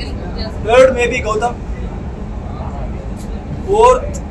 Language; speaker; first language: Telugu; non-native, local second language; Kannada